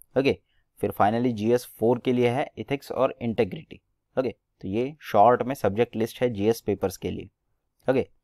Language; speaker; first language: Hindi; non-native, local second language; Marathi